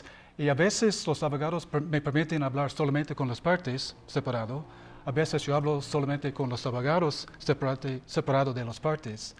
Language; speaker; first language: Spanish; non-native, learner; English